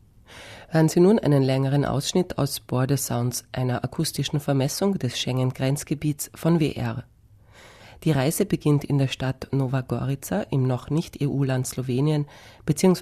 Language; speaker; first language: German; native; German